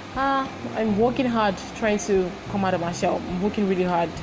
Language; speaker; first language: English; non-native, local second language; Igbo